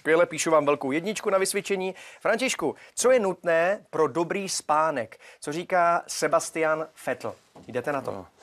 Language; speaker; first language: Czech; native; Czech